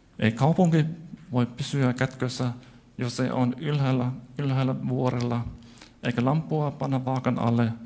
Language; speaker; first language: Finnish; non-native, fluent; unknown